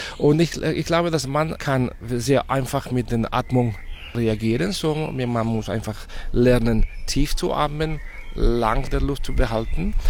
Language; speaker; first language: German; non-native, fluent; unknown